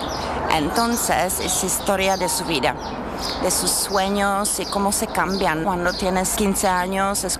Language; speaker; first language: Spanish; non-native, fluent; Czech